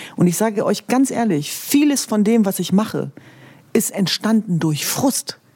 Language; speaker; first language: German; early bilingual, other home language; Kurdish